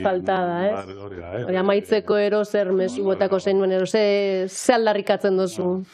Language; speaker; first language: Basque; native; Basque